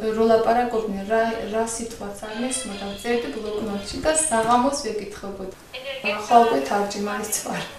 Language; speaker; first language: Georgian; non-native, local second language; Azerbaijani